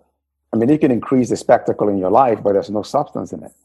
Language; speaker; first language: English; non-native, local second language; Igbo